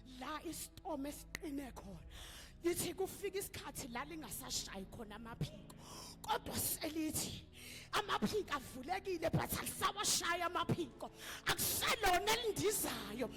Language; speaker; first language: Zulu; native; Zulu